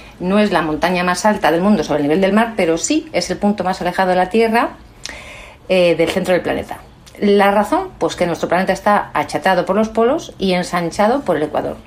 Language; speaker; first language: Spanish; native; Spanish